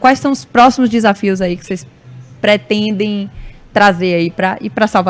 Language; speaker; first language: Portuguese; native; Portuguese